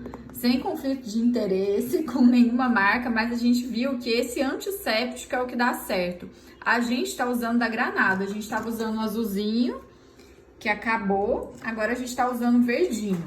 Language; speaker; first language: Portuguese; native; Portuguese